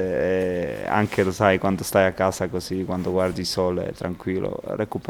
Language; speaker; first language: Italian; non-native, fluent; Polish